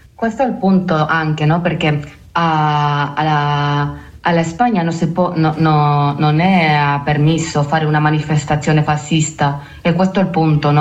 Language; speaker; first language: Italian; non-native, learner; Spanish